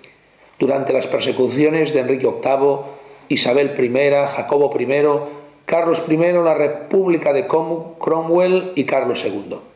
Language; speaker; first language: Spanish; native; Spanish